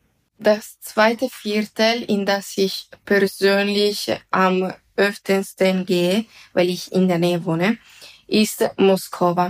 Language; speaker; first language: German; early bilingual, heritage; German